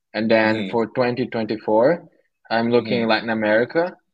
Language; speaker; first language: English; non-native, fluent; Portuguese